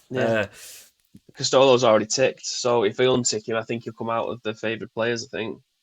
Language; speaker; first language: English; native; English